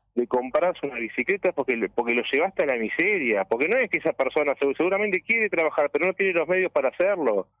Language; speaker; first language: Spanish; native; Spanish